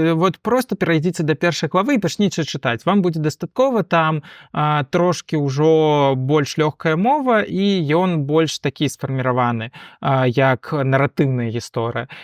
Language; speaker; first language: Belarusian; non-native, local second language; Russian